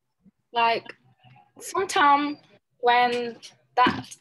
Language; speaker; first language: English; non-native, learner; Vietnamese